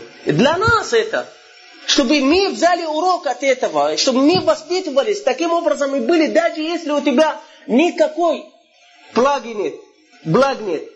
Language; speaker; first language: Russian; non-native, fluent; Arabic